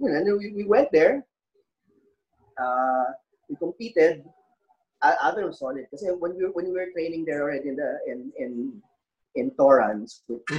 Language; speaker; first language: English; non-native, local second language; Filipino